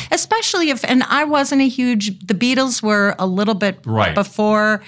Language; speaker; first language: English; native; English